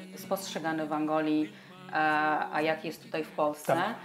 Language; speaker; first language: Polish; non-native, fluent; Portuguese